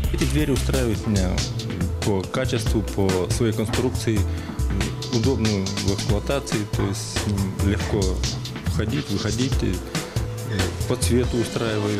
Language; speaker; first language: Russian; native; Russian